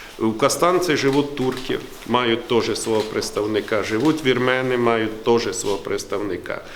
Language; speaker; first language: Ukrainian; native; Ukrainian